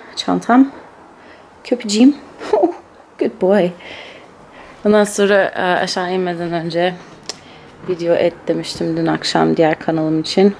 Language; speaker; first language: Turkish; early bilingual, heritage; Turkish